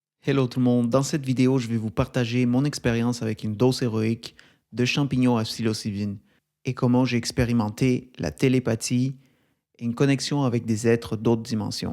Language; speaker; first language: French; native; French